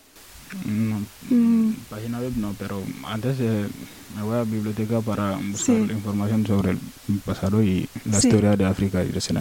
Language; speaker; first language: Spanish; non-native, learner; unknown